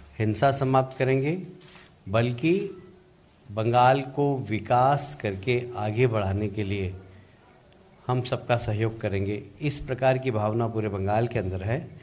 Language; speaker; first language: Hindi; native; Hindi